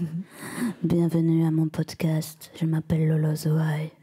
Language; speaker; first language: French; early bilingual, heritage; French